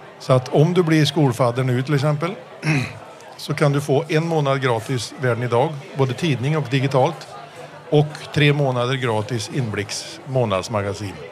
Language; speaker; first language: Swedish; early bilingual, heritage; Swedish